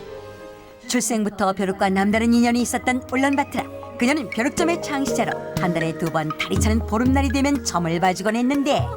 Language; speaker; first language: Korean; native; Korean